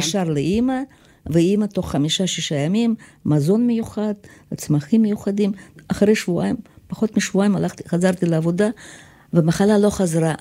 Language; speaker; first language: Hebrew; non-native, fluent; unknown